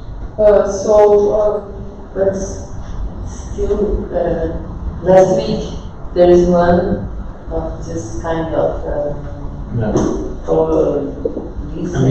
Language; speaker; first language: English; non-native, fluent; Portuguese